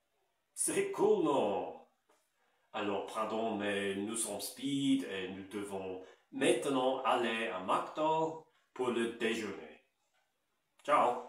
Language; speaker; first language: French; non-native, learner; English